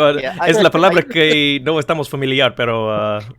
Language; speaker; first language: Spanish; non-native, learner; English